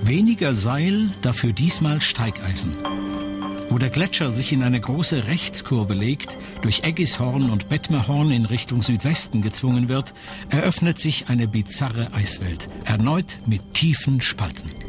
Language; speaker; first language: German; native; German